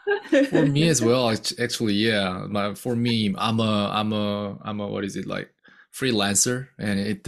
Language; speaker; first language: English; non-native, fluent; Korean